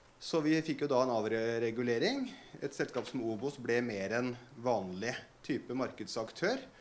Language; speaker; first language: Norwegian; native; Norwegian